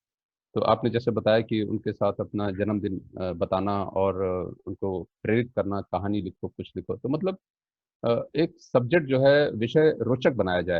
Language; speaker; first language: Hindi; native; Hindi